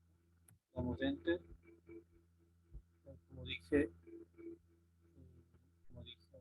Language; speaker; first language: Spanish; native; Spanish